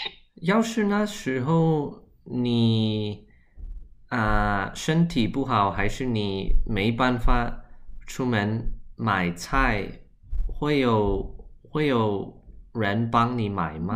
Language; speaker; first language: Chinese; early bilingual, heritage; Chinese